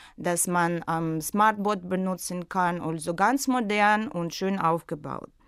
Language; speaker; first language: German; non-native, fluent; Russian